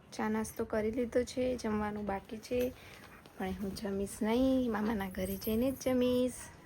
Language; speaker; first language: Gujarati; native; Gujarati